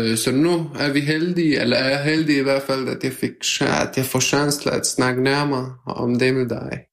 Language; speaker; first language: Danish; non-native, fluent; Arabic